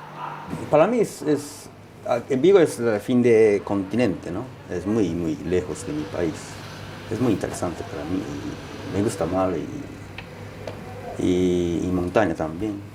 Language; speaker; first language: Spanish; non-native, learner; Japanese